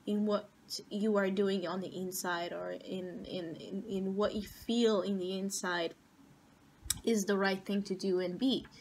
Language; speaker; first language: English; non-native, fluent; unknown